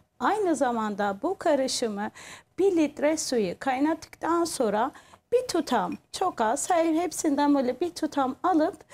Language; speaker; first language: Turkish; non-native, fluent; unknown